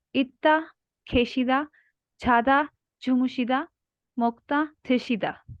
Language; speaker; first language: Korean; non-native, learner; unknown